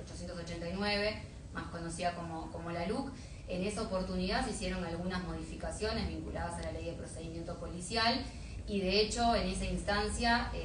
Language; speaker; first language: Spanish; native; Spanish